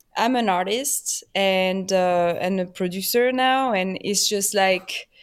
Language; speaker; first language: English; non-native, fluent; French